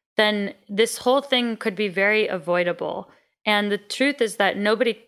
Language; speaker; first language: English; early bilingual, other home language; Greek